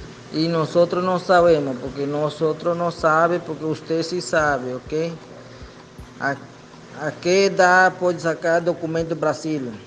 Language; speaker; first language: Portuguese; non-native, learner; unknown